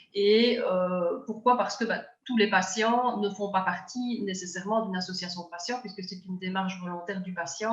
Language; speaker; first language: French; native; French